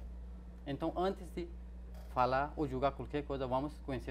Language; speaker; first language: Portuguese; non-native, fluent; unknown